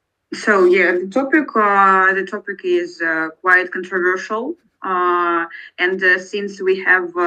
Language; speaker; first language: English; non-native, learner; Russian